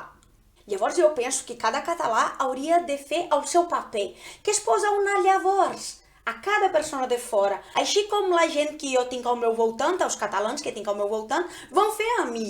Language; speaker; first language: Catalan; non-native, fluent; Portuguese